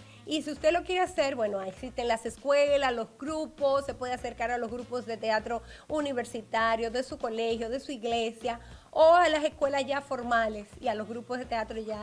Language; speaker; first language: Spanish; native; Spanish